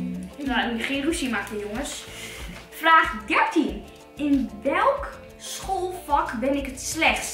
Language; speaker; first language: Dutch; native; Dutch